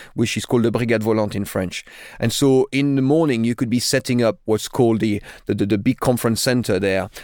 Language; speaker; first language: English; non-native, fluent; French